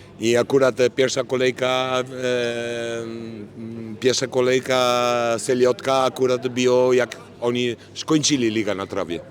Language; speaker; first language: Polish; non-native, fluent; Italian